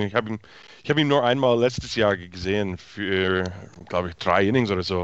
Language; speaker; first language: German; non-native, fluent; English